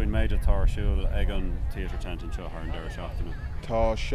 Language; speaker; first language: Irish; non-native, local second language; English